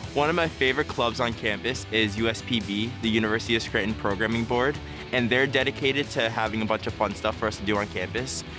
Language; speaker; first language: English; native; English